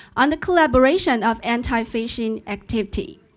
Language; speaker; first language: English; non-native, fluent; Chinese